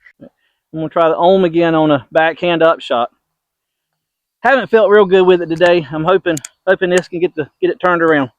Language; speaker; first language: English; native; English